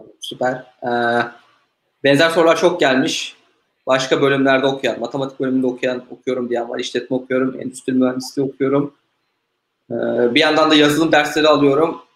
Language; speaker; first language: Turkish; native; Turkish